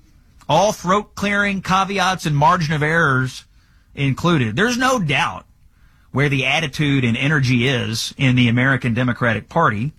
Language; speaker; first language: English; native; English